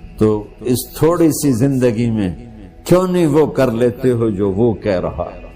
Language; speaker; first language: Urdu; non-native, local second language; Punjabi